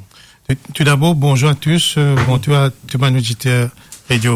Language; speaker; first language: French; non-native, local second language; Morisyen